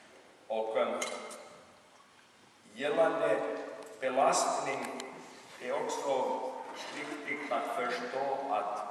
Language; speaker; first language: Swedish; non-native, local second language; Finnish